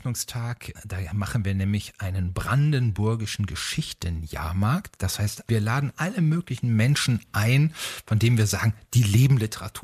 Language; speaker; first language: German; native; German